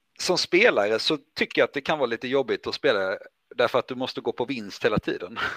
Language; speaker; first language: Swedish; native; Swedish